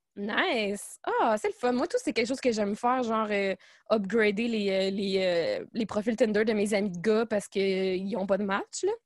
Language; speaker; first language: French; native; French